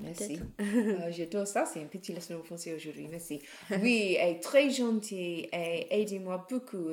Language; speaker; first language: French; non-native, learner; English